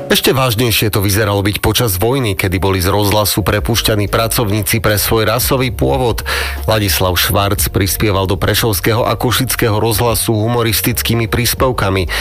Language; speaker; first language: Slovak; native; Slovak